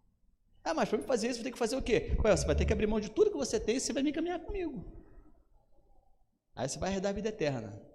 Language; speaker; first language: Portuguese; native; Portuguese